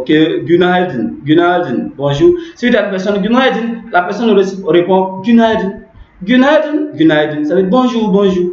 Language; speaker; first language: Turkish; non-native, learner; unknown